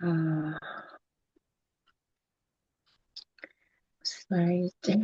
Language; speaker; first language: Korean; non-native, learner; Thai